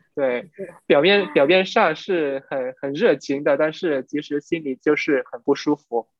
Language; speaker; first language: Chinese; non-native, fluent; Vietnamese